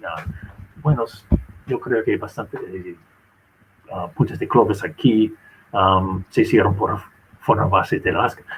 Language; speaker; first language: Spanish; non-native, fluent; English